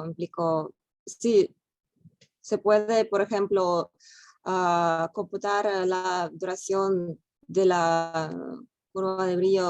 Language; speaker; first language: Spanish; non-native, fluent; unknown